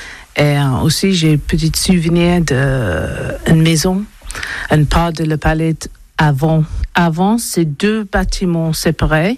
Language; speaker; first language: French; non-native, learner; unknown